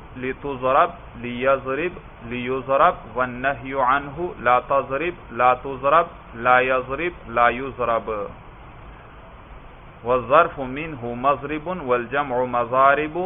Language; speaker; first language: Arabic; non-native, fluent; Urdu